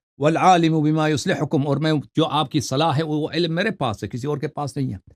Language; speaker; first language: Urdu; non-native, fluent; Persian